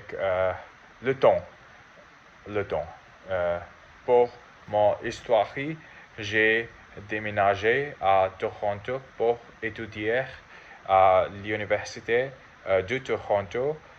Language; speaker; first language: French; non-native, learner; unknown